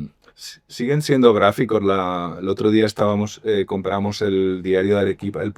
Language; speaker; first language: Spanish; native; Spanish